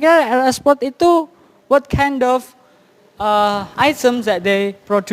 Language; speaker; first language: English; non-native, fluent; Indonesian